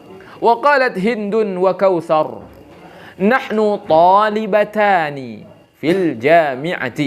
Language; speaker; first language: Arabic; non-native, fluent; Indonesian